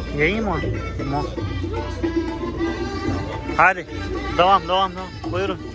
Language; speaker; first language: Turkish; non-native, fluent; Hindi